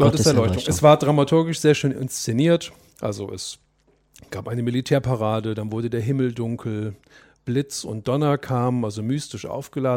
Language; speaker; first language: German; native; German